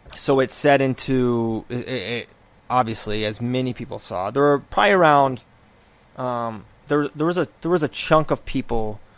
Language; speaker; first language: English; native; English